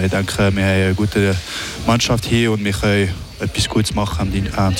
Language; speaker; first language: German; non-native, local second language; French